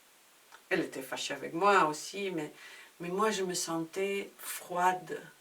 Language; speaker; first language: French; non-native, fluent; Spanish